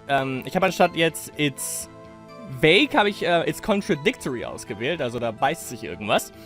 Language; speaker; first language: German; native; German